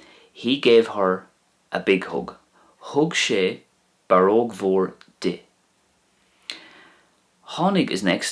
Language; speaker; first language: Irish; non-native, local second language; English